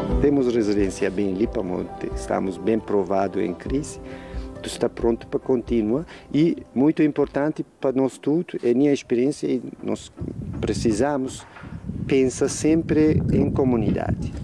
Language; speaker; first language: Portuguese; non-native, learner; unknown